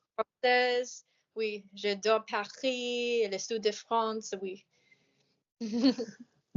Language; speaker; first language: French; non-native, learner; English